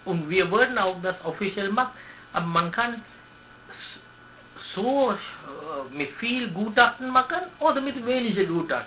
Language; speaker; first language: German; non-native, learner; Sinhala